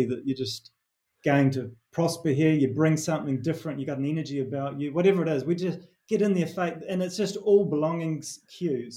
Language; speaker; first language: English; native; English